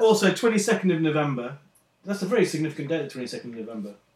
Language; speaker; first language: English; native; English